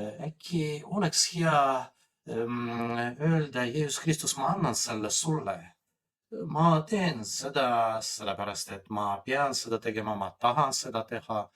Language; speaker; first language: Estonian; non-native, fluent; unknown